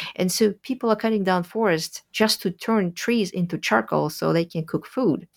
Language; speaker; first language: English; early bilingual, other home language; Russian